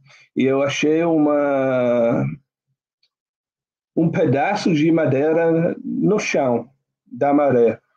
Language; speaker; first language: Portuguese; non-native, fluent; English